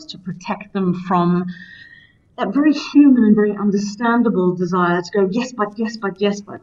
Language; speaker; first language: English; native; English